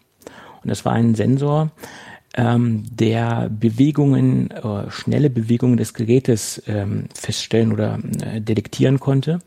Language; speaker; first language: German; native; German